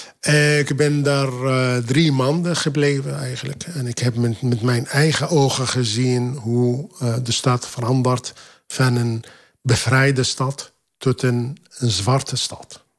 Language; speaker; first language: Dutch; non-native, fluent; Arabic